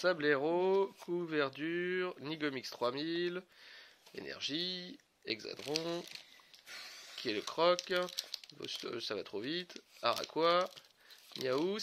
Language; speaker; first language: French; native; French